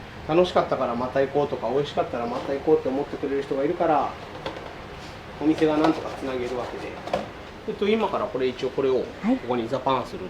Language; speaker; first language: Japanese; native; Japanese